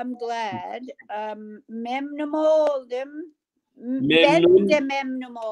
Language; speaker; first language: Turkish; non-native, learner; English